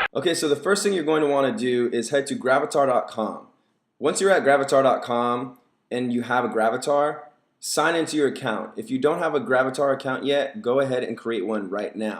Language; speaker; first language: English; native; English